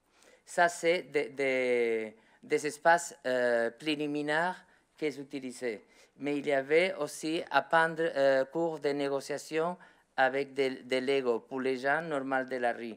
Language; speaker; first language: French; non-native, learner; Spanish